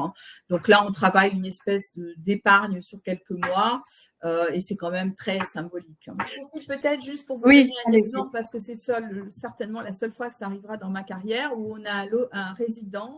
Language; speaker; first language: French; native; French